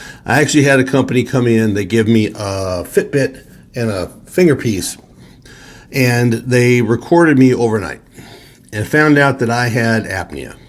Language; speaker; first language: English; native; English